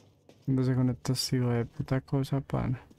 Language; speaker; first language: Spanish; native; Spanish